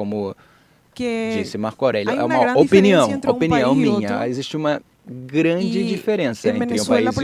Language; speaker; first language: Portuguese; non-native, learner; Spanish